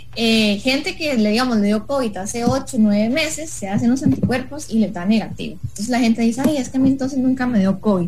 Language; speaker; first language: Spanish; native; Spanish